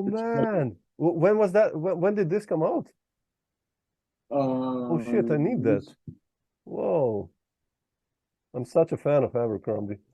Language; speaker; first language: English; non-native, fluent; Slovenian